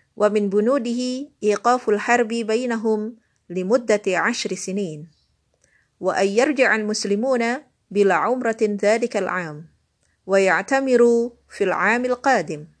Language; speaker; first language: Arabic; non-native, learner; Indonesian